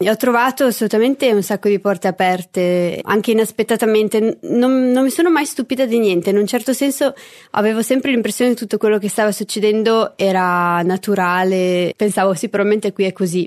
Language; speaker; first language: Italian; native; Italian